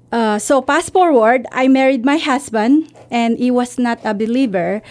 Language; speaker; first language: English; non-native, local second language; Filipino